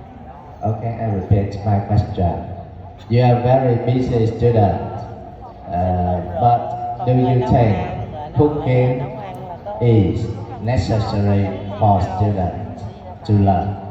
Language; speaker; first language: English; non-native, learner; Vietnamese